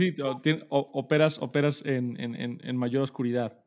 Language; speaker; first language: Spanish; native; Spanish